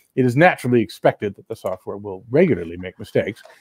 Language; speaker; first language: English; native; English